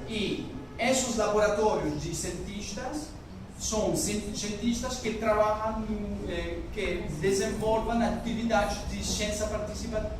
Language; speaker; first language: Portuguese; non-native, learner; French